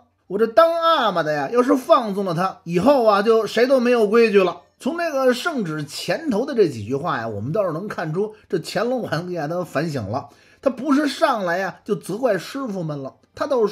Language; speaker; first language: Chinese; native; Chinese